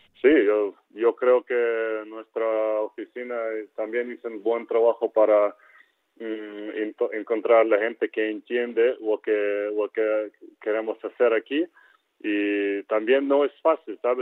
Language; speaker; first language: Spanish; non-native, learner; Ukrainian